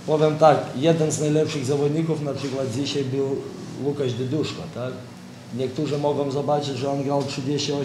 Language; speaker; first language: Polish; non-native, fluent; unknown